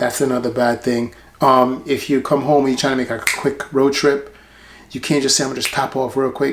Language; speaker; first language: English; native; English